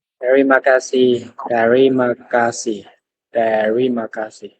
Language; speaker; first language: Indonesian; non-native, learner; Chinese